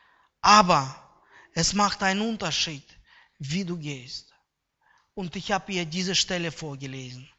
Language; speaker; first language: German; non-native, fluent; Russian